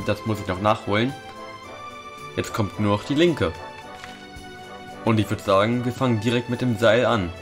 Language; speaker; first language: German; native; German